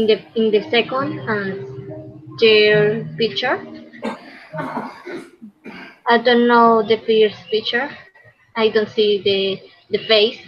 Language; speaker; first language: English; non-native, learner; Spanish